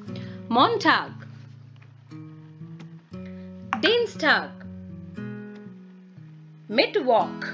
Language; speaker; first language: German; non-native, fluent; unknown